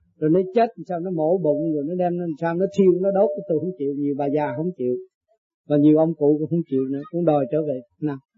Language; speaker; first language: Vietnamese; native; Vietnamese